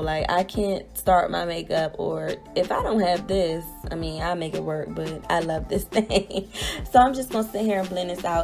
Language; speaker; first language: English; native; English